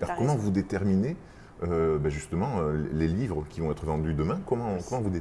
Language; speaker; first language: French; native; French